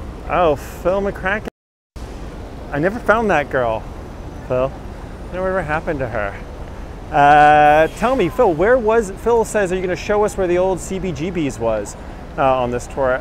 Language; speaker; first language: English; native; English